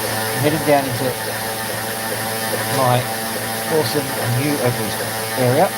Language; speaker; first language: English; native; English